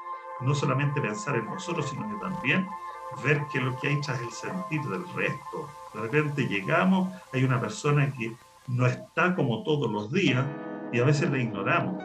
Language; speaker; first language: Spanish; native; Spanish